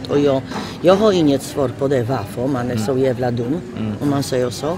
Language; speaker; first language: Swedish; non-native, fluent; Polish